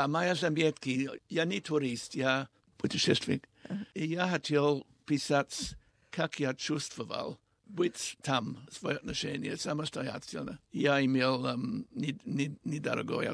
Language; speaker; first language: Russian; non-native, learner; English